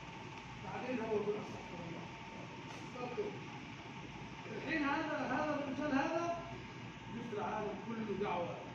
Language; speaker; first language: Arabic; non-native, learner; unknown